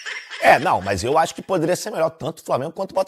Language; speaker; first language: Portuguese; native; Portuguese